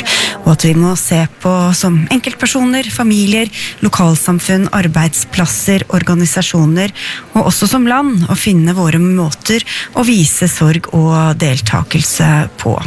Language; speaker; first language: Norwegian; native; Norwegian